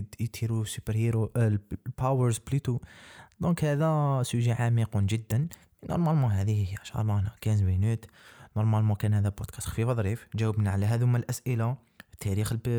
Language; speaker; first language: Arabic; native; Arabic